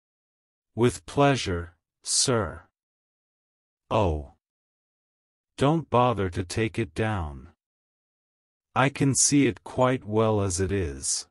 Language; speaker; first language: English; non-native, local second language; Urdu